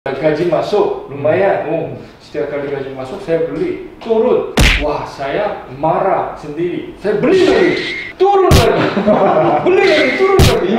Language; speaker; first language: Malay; non-native, fluent; Korean